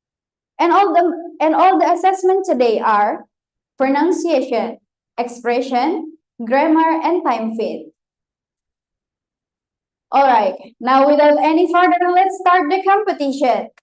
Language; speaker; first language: English; non-native, fluent; Indonesian